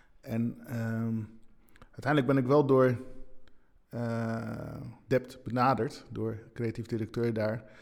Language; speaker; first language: Dutch; early bilingual, other home language; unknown